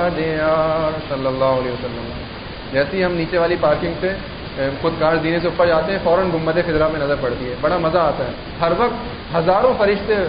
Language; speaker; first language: Urdu; native; Urdu